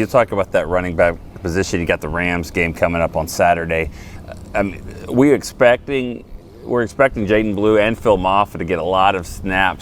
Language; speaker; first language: English; native; English